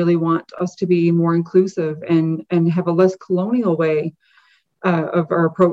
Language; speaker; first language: English; native; English